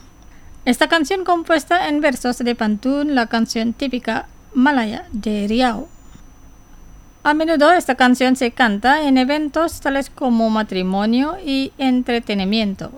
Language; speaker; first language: Spanish; non-native, fluent; Indonesian